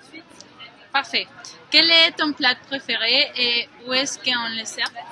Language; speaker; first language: French; non-native, learner; Spanish